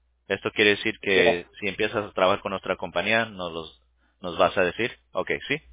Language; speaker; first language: Spanish; early bilingual, heritage; English